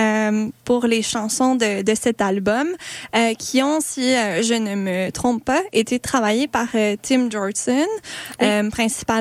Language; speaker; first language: French; native; French